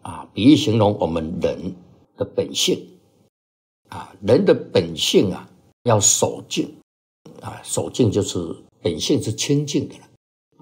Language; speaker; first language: Chinese; native; Chinese